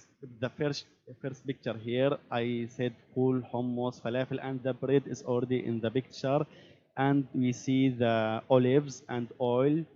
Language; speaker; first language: English; non-native, learner; Arabic